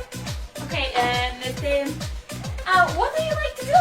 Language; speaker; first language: English; non-native, learner; Spanish